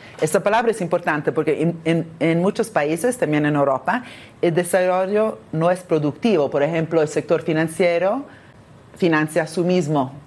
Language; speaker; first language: Spanish; non-native, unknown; Italian